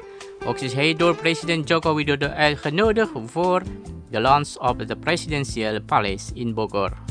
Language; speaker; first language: Dutch; non-native, learner; Indonesian